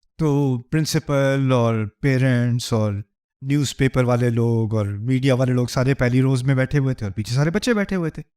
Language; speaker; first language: Urdu; early bilingual, heritage; Urdu